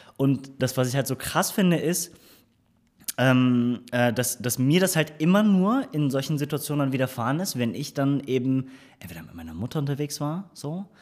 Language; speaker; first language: German; early bilingual, other home language; Turkish